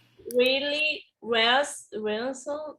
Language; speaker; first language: English; non-native, learner; Portuguese